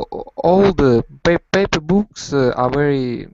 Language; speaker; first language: English; non-native, learner; Russian